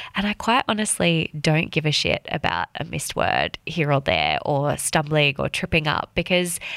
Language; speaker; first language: English; native; English